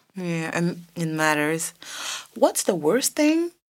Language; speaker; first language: English; non-native, fluent; French